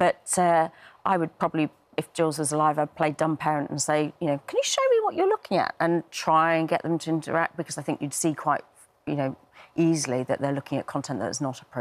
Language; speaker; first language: English; native; English